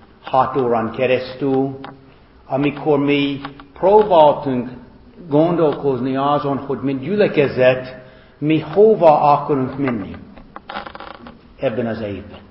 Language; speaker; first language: Hungarian; non-native, fluent; English